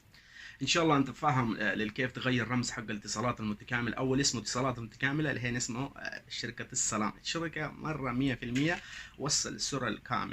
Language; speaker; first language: Arabic; non-native, learner; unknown